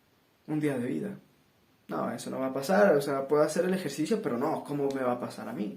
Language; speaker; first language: Spanish; native; Spanish